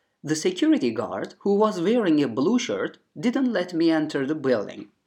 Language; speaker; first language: English; non-native, fluent; Turkish